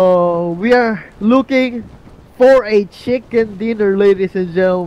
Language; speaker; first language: English; non-native, local second language; Filipino